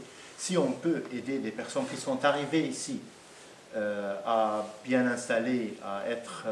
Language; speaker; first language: French; non-native, fluent; Arabic